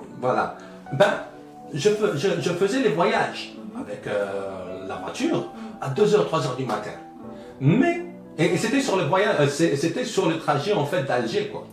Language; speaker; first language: French; early bilingual, other home language; Arabic